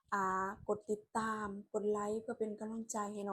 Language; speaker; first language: Thai; non-native, local second language; Lao